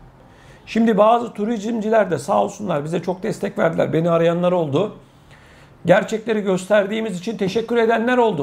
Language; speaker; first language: Turkish; native; Turkish